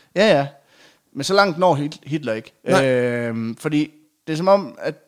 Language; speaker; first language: Danish; native; Danish